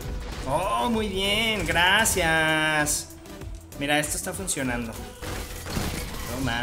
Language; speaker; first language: Spanish; native; Spanish